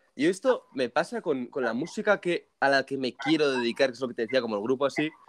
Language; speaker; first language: Spanish; native; Spanish